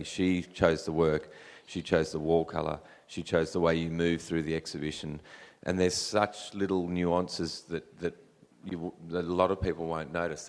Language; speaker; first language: English; native; English